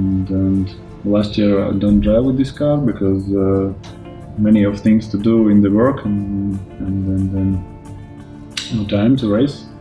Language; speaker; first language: English; non-native, learner; Latvian